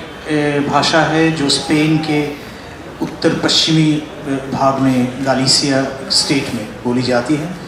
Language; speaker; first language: Hindi; non-native, local second language; Bangla